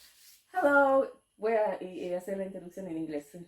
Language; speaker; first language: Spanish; non-native, fluent; English